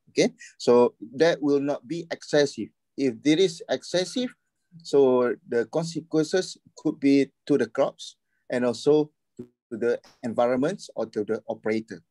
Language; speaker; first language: English; non-native, local second language; Malay